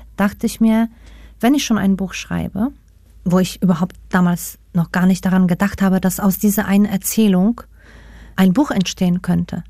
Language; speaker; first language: German; non-native, fluent; Polish